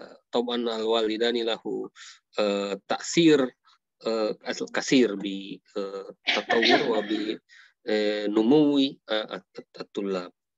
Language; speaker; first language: Arabic; non-native, fluent; Indonesian